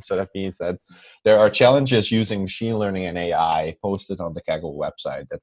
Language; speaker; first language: English; non-native, fluent; Dutch